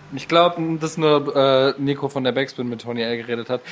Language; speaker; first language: German; native; German